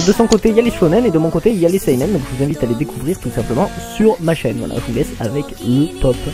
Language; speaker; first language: French; native; French